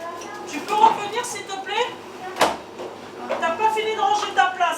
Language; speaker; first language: French; native; French